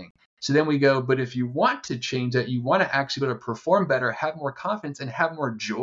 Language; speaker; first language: English; native; English